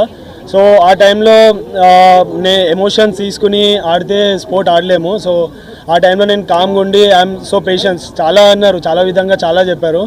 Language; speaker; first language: Telugu; native; Telugu